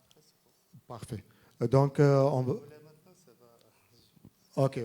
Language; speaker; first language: French; non-native, fluent; Arabic